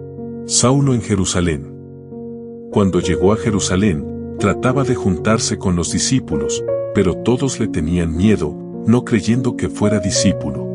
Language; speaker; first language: Spanish; native; Spanish